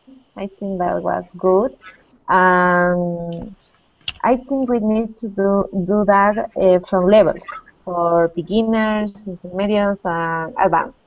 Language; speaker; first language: English; non-native, learner; Spanish